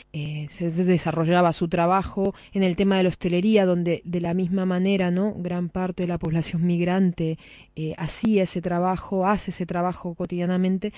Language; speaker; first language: Spanish; native; Spanish